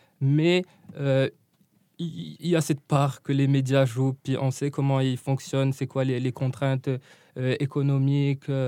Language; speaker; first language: French; non-native, local second language; Arabic